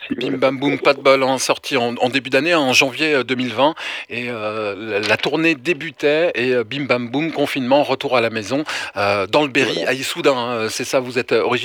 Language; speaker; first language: French; native; French